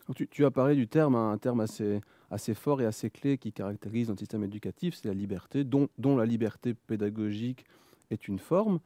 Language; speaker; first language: French; native; French